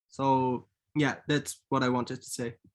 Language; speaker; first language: English; non-native, fluent; Arabic